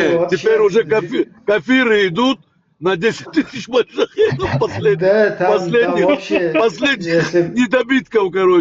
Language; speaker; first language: Russian; native; Russian